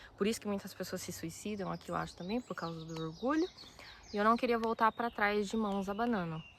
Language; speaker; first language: Portuguese; early bilingual, other home language; Japanese